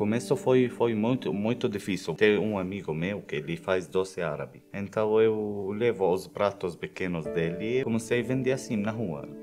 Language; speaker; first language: Portuguese; non-native, learner; Arabic